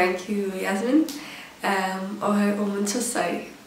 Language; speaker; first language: Cantonese; non-native, local second language; English